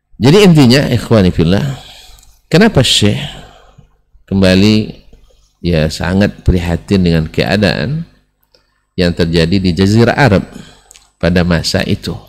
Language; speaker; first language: Indonesian; non-native, local second language; Minangkabau